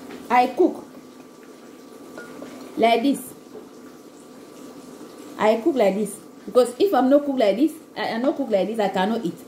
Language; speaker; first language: English; non-native, learner; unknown